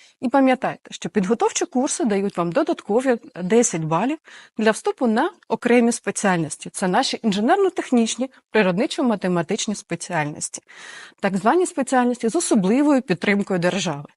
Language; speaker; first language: Ukrainian; native; Ukrainian